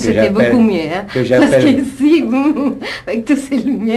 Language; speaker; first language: French; non-native, fluent; Italian